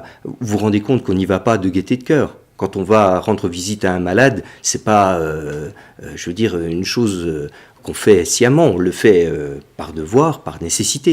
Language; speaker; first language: French; native; French